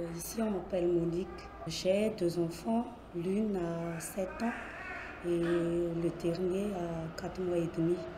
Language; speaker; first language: French; non-native, local second language; Malagasy